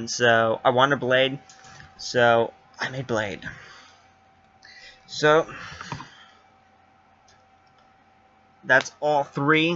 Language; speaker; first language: English; native; English